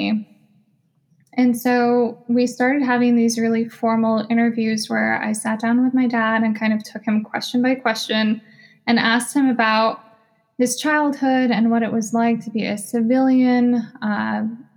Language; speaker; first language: English; native; English